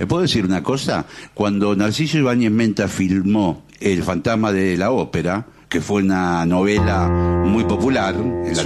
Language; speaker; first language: Spanish; native; Spanish